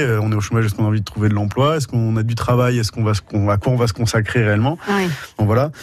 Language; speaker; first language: French; native; French